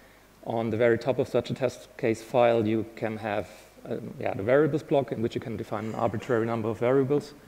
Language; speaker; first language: English; non-native, fluent; German